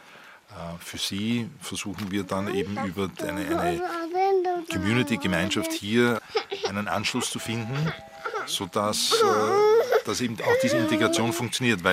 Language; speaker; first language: German; native; German